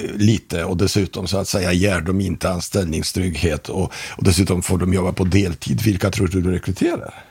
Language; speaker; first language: Swedish; non-native, fluent; Polish